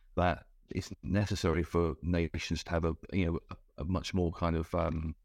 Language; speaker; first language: English; native; English